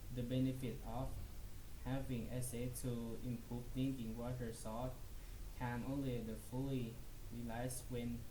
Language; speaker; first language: English; non-native, learner; Thai